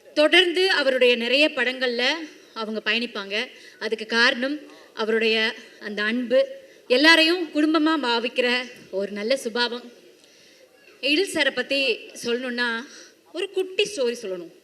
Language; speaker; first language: Tamil; native; Tamil